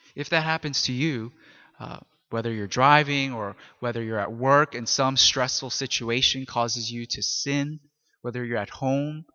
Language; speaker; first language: English; native; English